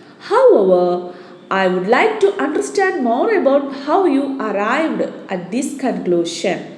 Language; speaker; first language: English; non-native, local second language; Malayalam